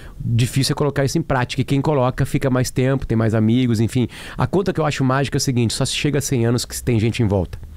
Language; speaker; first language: Portuguese; native; Portuguese